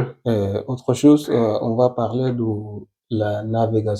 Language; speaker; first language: French; non-native, learner; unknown